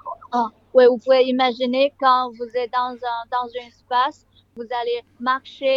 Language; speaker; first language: French; non-native, learner; Chinese